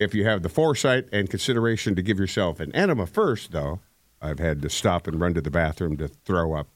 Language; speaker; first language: English; native; English